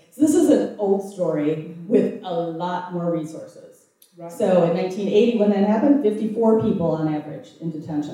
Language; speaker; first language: English; native; English